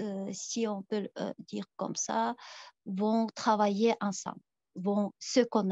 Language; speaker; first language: French; non-native, fluent; Tuvinian